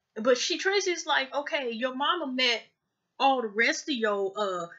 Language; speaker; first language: English; native; English